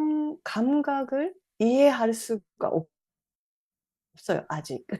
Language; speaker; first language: Korean; non-native, fluent; Japanese